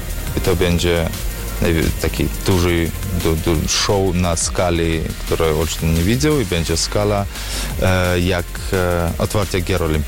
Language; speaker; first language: Polish; non-native, learner; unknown